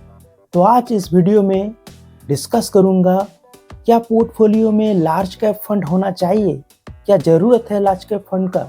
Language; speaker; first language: Hindi; non-native, local second language; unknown